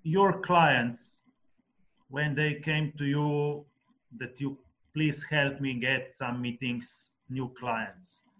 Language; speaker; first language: English; non-native, fluent; Slovenian